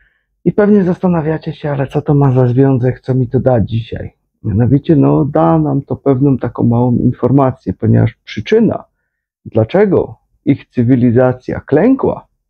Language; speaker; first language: Polish; native; Polish